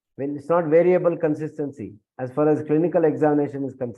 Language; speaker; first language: English; non-native, local second language; Kannada